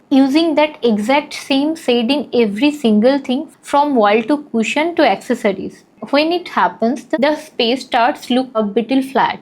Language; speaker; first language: English; non-native, local second language; Hindi